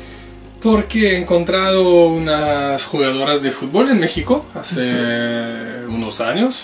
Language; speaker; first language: Spanish; non-native, fluent; French